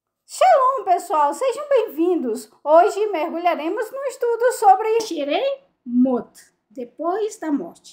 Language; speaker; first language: Portuguese; native; Portuguese